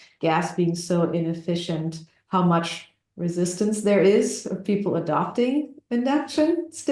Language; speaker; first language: English; non-native, fluent; German